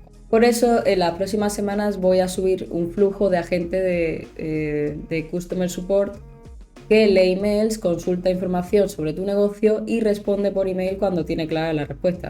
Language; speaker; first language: Spanish; native; Spanish